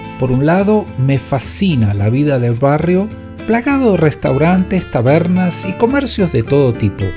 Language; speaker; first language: Spanish; native; Spanish